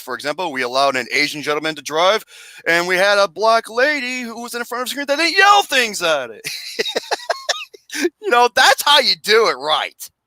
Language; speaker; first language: English; native; English